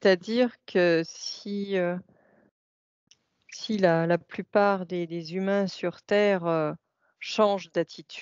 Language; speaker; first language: French; native; French